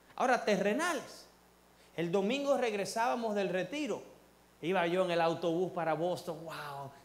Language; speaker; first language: Spanish; early bilingual, heritage; Spanish